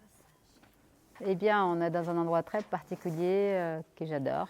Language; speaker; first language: French; non-native, fluent; Portuguese